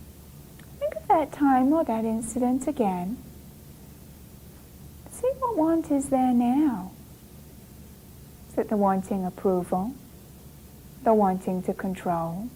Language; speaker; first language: English; native; English